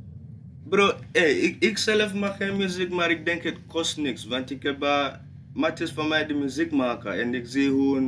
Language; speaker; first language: Dutch; non-native, learner; English